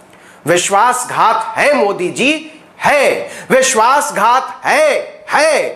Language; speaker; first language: Hindi; native; Hindi